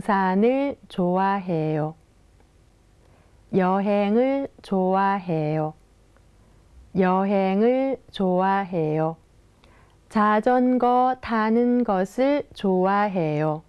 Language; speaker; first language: Korean; non-native, fluent; Thai